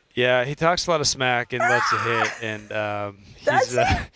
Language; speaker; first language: English; native; English